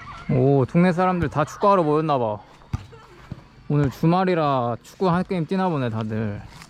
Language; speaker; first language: Korean; native; Korean